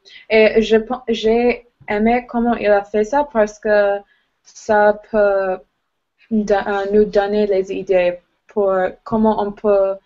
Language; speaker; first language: French; non-native, learner; English